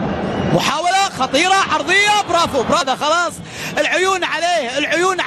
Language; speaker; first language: Arabic; native; Arabic